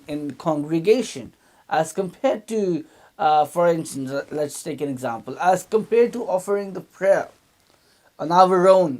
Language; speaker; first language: English; non-native, local second language; Urdu